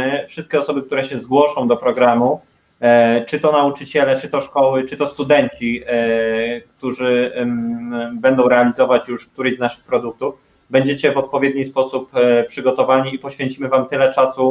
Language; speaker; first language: Polish; native; Polish